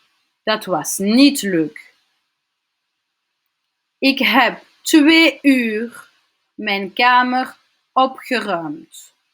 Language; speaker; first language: Dutch; non-native, local second language; French